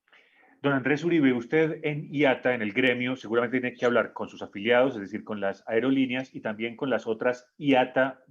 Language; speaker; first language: Spanish; native; Spanish